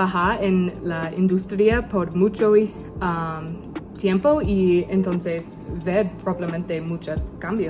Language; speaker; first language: Spanish; non-native, learner; English